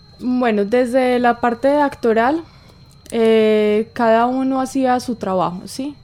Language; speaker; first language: Spanish; native; Spanish